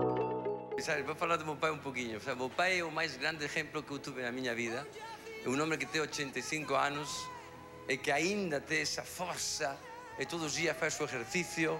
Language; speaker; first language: Portuguese; non-native, fluent; Spanish